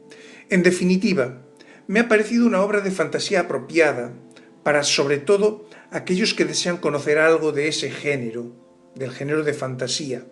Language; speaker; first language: Spanish; native; Spanish